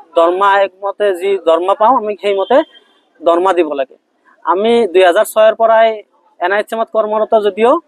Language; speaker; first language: Assamese; native; Assamese